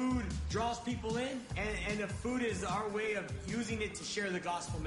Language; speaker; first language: English; native; English